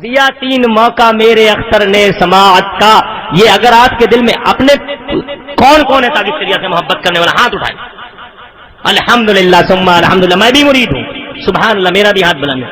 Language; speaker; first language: Urdu; native; Urdu